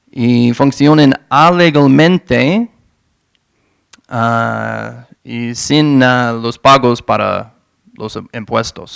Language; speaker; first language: Spanish; non-native, fluent; English